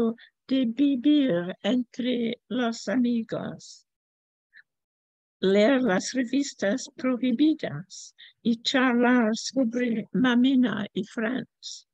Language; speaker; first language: Spanish; non-native, learner; English